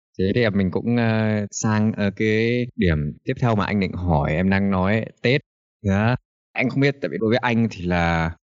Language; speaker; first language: Vietnamese; early bilingual, heritage; Vietnamese